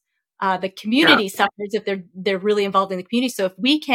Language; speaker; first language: English; early bilingual, other home language; Vietnamese